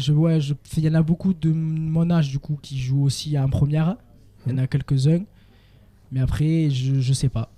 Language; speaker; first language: French; native; French